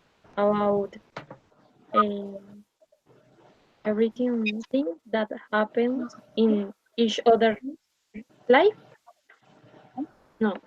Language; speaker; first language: English; non-native, learner; Spanish